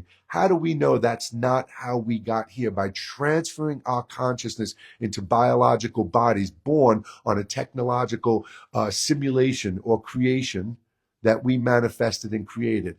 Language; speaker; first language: English; native; English